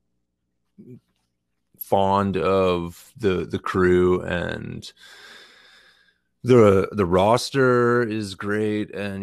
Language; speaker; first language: English; native; English